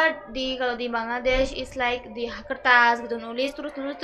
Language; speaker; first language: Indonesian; early bilingual, other home language; Bangla